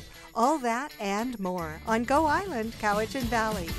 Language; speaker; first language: English; native; English